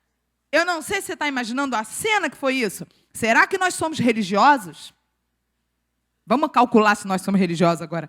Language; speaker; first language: Portuguese; native; Portuguese